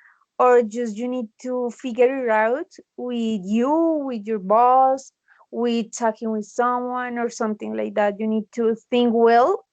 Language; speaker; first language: English; non-native, learner; Spanish